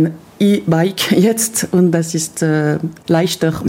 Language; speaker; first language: German; non-native, local second language; French